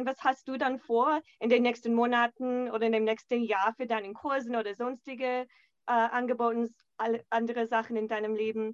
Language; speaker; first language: German; non-native, fluent; English